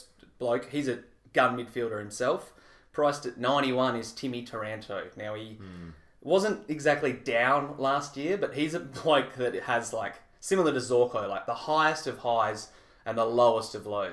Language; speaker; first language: English; native; English